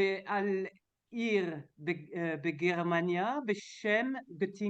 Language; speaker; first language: Hebrew; non-native, learner; French